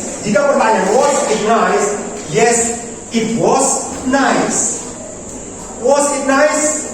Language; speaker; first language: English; non-native, learner; Indonesian